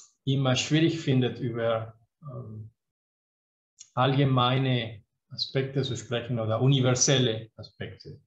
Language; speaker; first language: German; non-native, fluent; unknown